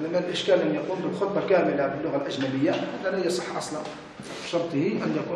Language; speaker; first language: Arabic; native; Arabic